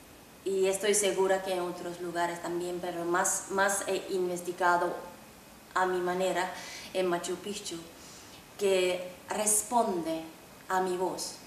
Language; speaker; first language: Spanish; non-native, fluent; Finnish